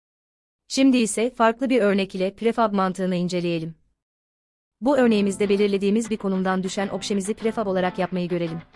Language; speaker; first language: Turkish; native; Turkish